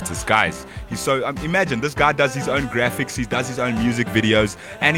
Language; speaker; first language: English; non-native, local second language; Bemba